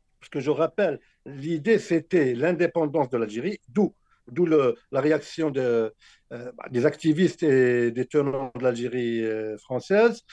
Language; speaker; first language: French; non-native, local second language; Arabic